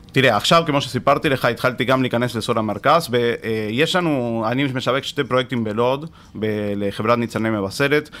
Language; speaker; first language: Hebrew; non-native, fluent; Spanish